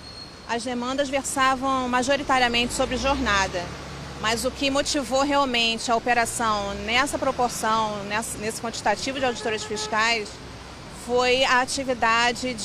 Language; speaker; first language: Portuguese; native; Portuguese